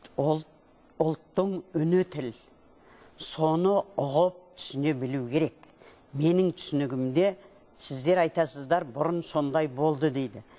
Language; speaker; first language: Kazakh; native; Kazakh